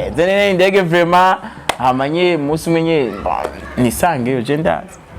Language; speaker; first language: Rundi; native; Rundi